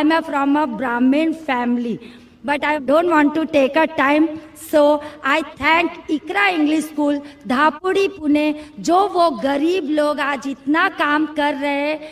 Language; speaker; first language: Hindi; non-native, local second language; Marathi